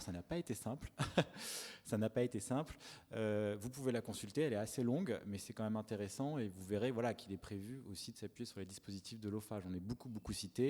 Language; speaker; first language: French; native; French